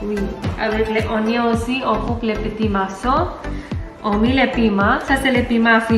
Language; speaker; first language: French; non-native, learner; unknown